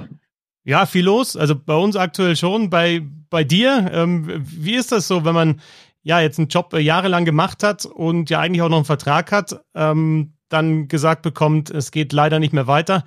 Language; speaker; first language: German; native; German